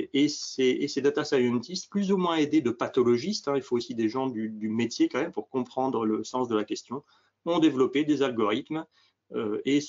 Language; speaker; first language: French; native; French